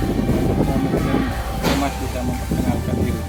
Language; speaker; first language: Indonesian; native; Indonesian